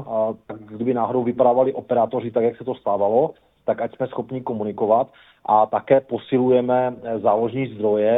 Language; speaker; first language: Czech; native; Czech